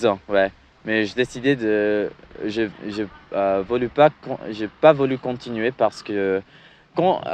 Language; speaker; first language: French; non-native, learner; English